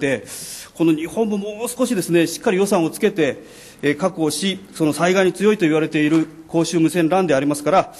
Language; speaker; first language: Japanese; native; Japanese